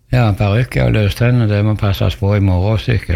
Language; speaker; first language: Norwegian; native; Norwegian